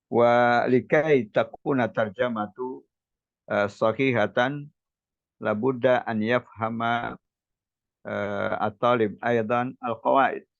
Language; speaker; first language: Arabic; non-native, fluent; Indonesian